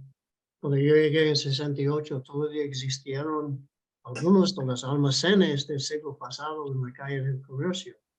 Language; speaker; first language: Spanish; non-native, fluent; English